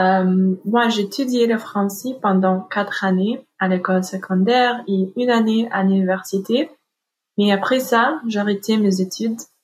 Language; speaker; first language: French; non-native, learner; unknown